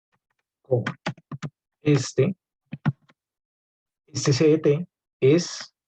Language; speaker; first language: Spanish; native; Spanish